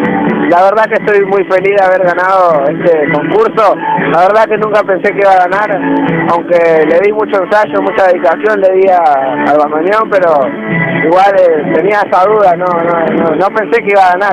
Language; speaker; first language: Spanish; native; Spanish